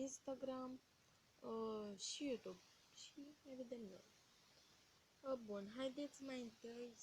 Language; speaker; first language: Romanian; native; Romanian